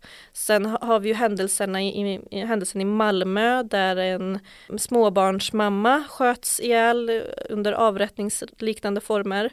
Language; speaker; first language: Swedish; native; Swedish